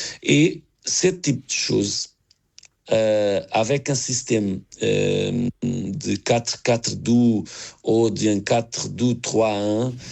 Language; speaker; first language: French; non-native, learner; Portuguese